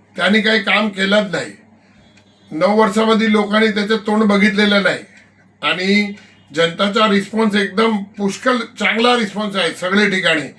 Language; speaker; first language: Marathi; non-native, local second language; Gujarati